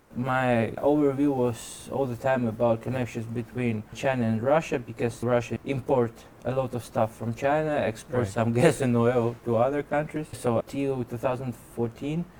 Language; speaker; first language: English; non-native, fluent; Russian